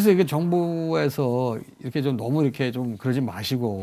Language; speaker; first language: Korean; native; Korean